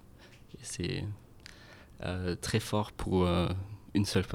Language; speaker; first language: French; non-native, fluent; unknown